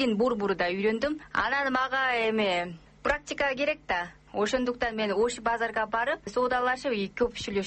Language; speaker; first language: Kyrgyz; non-native, learner; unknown